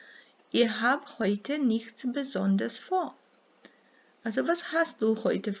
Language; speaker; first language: German; non-native, fluent; Serbian